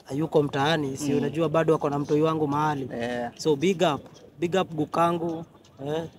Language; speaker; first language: Swahili; non-native, local second language; Kikuyu